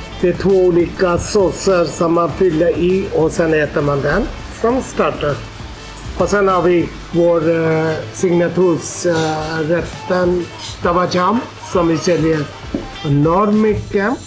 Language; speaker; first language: Swedish; non-native, fluent; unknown